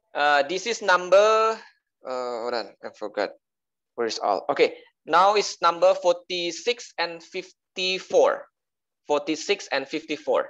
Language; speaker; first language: English; non-native, learner; Indonesian